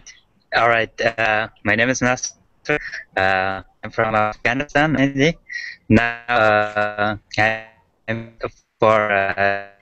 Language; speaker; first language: English; non-native, learner; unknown